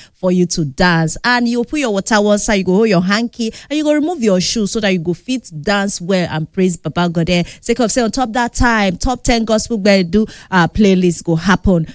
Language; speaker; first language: Nigerian Pidgin; native; Nigerian Pidgin